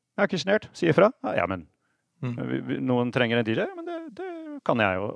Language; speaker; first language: Norwegian; non-native, fluent; English